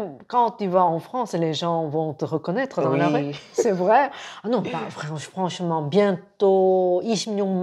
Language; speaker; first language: French; non-native, fluent; Korean